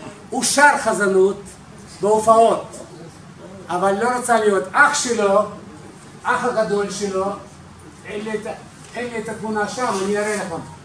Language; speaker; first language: Hebrew; non-native, fluent; Russian